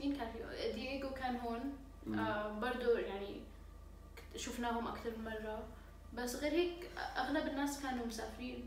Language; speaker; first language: Arabic; native; Arabic